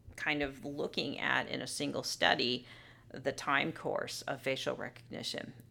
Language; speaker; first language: English; native; English